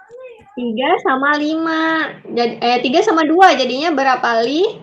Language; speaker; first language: Indonesian; native; Indonesian